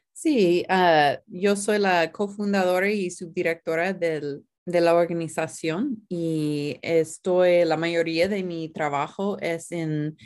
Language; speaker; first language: Spanish; non-native, fluent; English